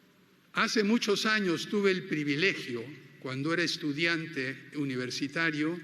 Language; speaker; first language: Spanish; native; Spanish